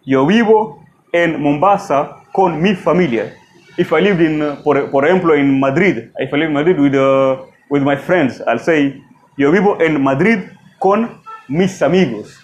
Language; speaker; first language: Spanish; non-native, fluent; Swahili